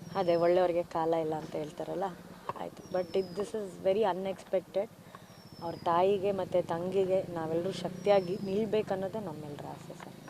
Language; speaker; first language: Kannada; native; Kannada